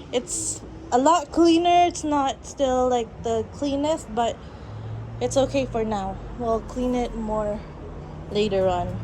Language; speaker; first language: English; non-native, local second language; Filipino